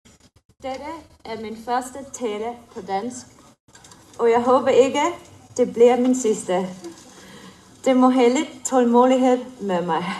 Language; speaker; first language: Danish; non-native, learner; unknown